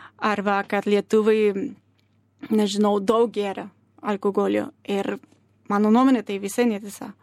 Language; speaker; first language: Lithuanian; non-native, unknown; Spanish